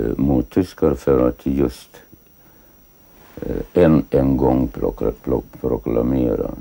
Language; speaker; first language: Swedish; non-native, fluent; Lithuanian